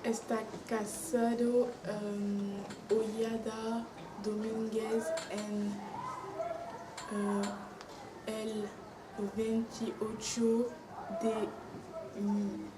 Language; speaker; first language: Spanish; non-native, learner; French